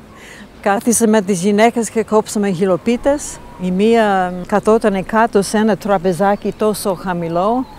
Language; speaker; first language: Greek; non-native, fluent; English